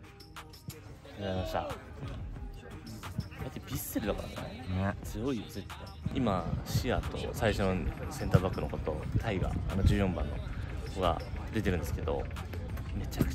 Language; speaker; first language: Japanese; native; Japanese